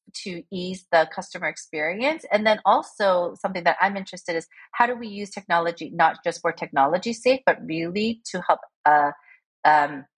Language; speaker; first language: English; early bilingual, other home language; Korean